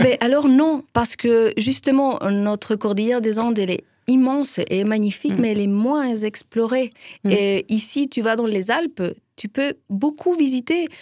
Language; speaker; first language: French; non-native, fluent; Spanish